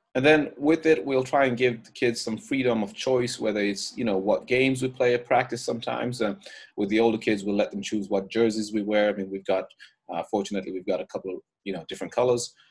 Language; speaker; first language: English; native; English